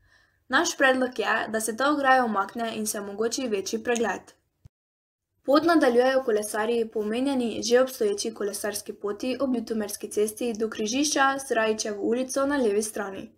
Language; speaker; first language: Slovenian; native; Slovenian